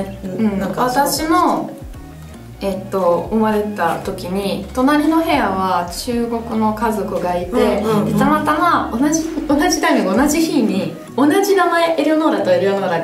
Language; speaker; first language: Japanese; non-native, fluent; Italian